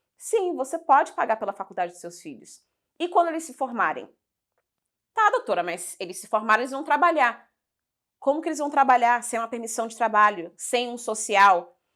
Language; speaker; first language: Portuguese; early bilingual, heritage; Portuguese